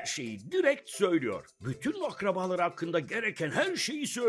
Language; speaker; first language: Turkish; native; Turkish